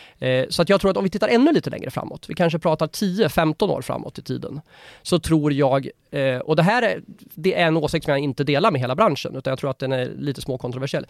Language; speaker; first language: Swedish; native; Swedish